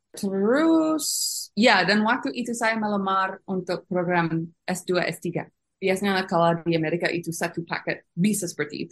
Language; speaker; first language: Indonesian; non-native, fluent; English